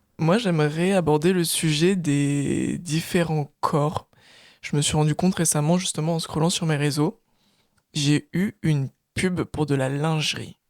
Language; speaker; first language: French; native; French